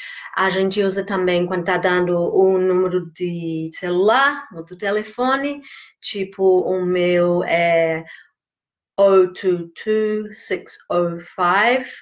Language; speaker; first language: Portuguese; non-native, fluent; English